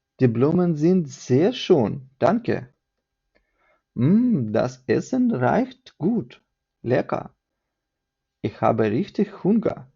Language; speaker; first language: German; non-native, fluent; Ukrainian